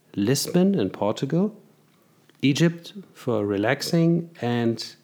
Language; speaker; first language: English; non-native, fluent; German